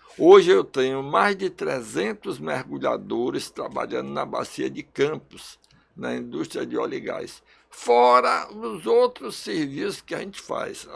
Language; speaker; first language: Portuguese; early bilingual, other home language; Russian